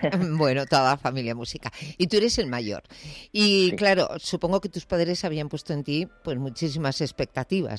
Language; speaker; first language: Spanish; native; Spanish